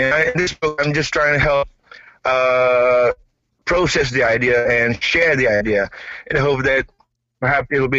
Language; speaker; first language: English; non-native, local second language; Malay